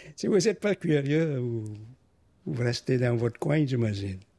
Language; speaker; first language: French; non-native, fluent; Vietnamese